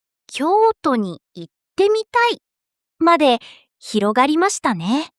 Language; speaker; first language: Japanese; non-native, fluent; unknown